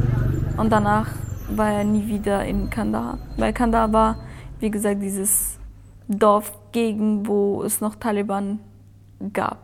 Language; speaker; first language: German; early bilingual, other home language; Persian